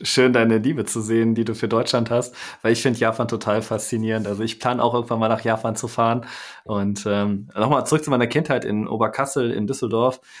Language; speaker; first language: German; native; German